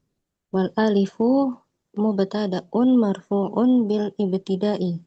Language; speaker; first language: Arabic; non-native, learner; Indonesian